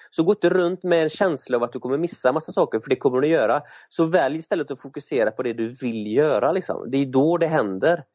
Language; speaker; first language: Swedish; native; Swedish